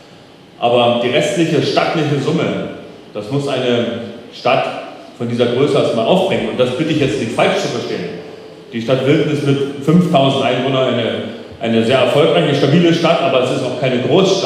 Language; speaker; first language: German; native; German